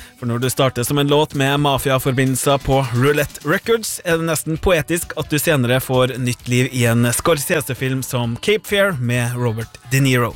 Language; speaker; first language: Norwegian; native; Norwegian